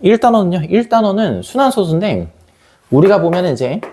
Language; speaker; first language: Korean; native; Korean